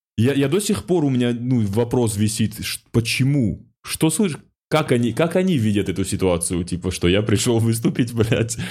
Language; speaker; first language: Russian; non-native, local second language; Ossetic